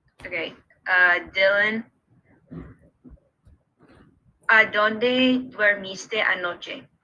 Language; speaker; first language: Spanish; non-native, learner; English